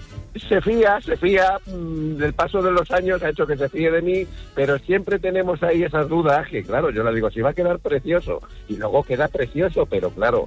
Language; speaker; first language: Spanish; native; Spanish